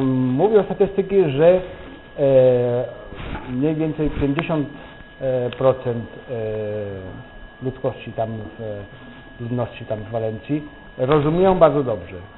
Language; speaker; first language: Polish; non-native, fluent; Catalan